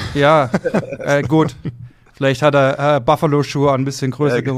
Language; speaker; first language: German; native; German